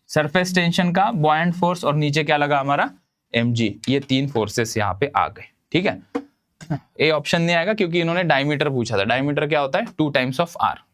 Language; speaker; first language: Hindi; non-native, local second language; Marathi